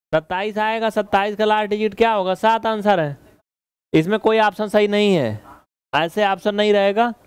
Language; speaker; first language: Hindi; native; Hindi